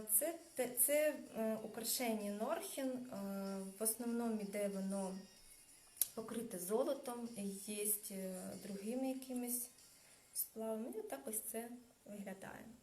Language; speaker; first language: Ukrainian; non-native, local second language; Russian